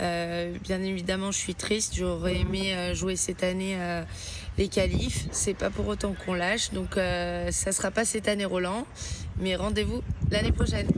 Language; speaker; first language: French; native; French